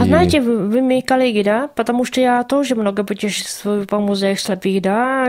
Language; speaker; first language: Russian; non-native, learner; Czech